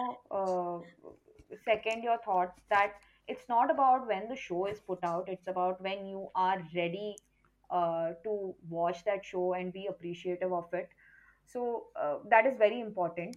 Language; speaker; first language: English; non-native, local second language; Kannada